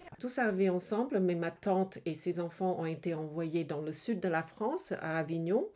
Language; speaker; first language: French; early bilingual, other home language; Hmong